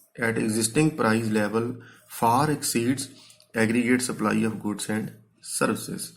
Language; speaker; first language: English; non-native, local second language; Punjabi